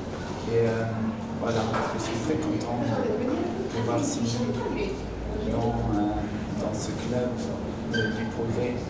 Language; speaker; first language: French; non-native, local second language; Luxembourgish